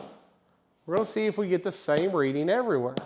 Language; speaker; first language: English; native; English